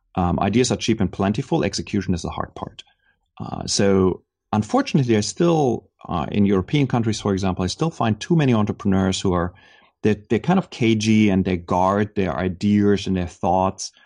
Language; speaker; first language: English; non-native, fluent; German